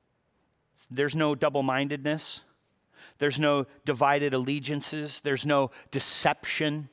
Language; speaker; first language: English; native; English